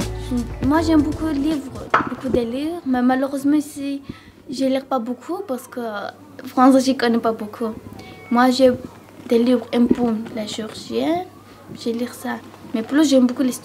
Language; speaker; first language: French; non-native, learner; Georgian